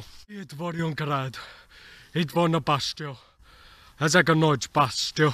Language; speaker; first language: Hungarian; non-native, learner; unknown